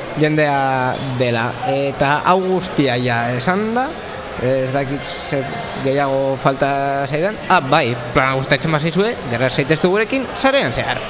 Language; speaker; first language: Basque; non-native, local second language; Spanish